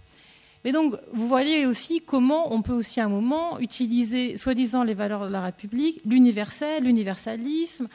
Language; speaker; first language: French; native; French